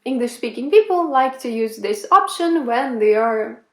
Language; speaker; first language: English; non-native, fluent; Ukrainian